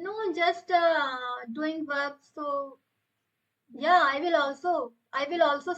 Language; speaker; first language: English; non-native, local second language; Hindi